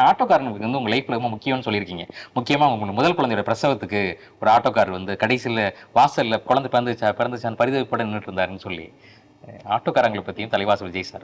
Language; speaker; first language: Tamil; native; Tamil